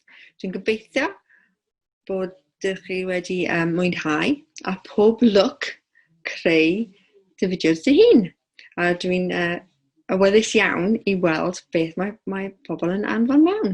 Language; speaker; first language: Welsh; non-native, local second language; English